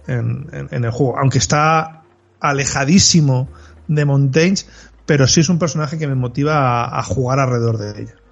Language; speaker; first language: Spanish; native; Spanish